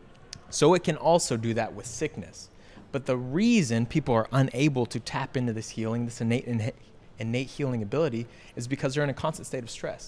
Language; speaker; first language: English; native; English